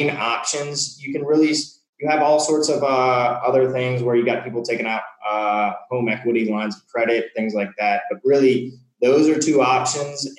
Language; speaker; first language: English; native; English